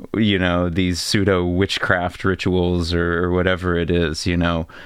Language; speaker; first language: English; native; English